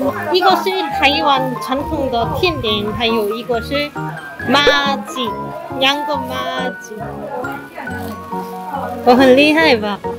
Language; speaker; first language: Chinese; non-native, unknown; Korean